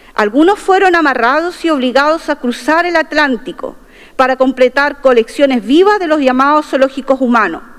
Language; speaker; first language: Spanish; non-native, local second language; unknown